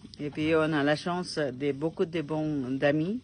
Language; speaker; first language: French; non-native, learner; Sherpa